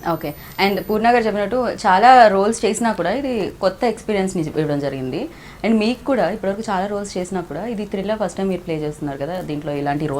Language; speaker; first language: Telugu; native; Telugu